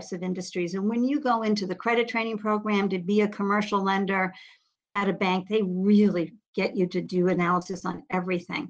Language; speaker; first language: English; native; English